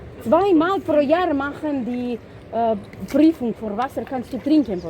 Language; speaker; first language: German; non-native, learner; Macedonian